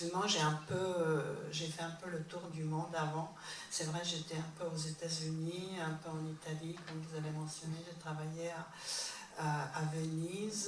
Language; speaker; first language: French; non-native, fluent; Czech